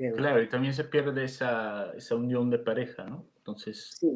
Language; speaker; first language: Spanish; non-native, fluent; Dutch